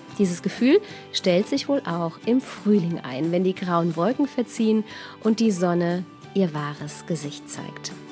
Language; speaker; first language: German; native; German